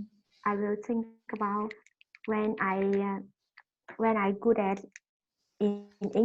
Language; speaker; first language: English; non-native, learner; Vietnamese